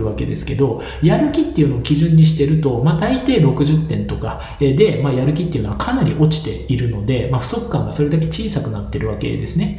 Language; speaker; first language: Japanese; native; Japanese